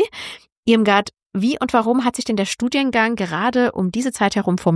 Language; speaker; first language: German; native; German